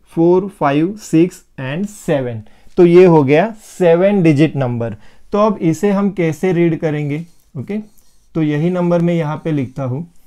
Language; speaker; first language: Hindi; non-native, local second language; Marathi